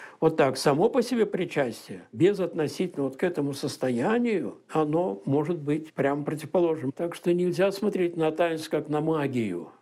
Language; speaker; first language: Russian; native; Russian